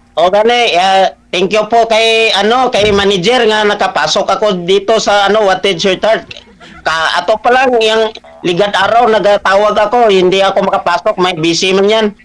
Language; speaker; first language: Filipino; non-native, local second language; Cebuano